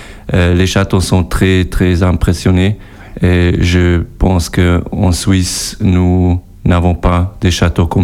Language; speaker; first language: French; non-native, learner; German